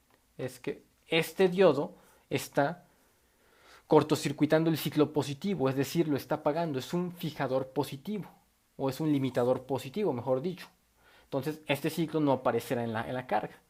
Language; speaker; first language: Spanish; native; Spanish